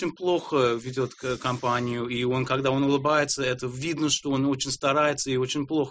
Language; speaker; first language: Russian; non-native, fluent; English